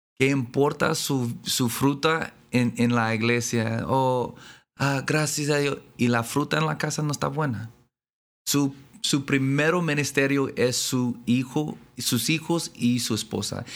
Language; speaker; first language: Spanish; non-native, learner; English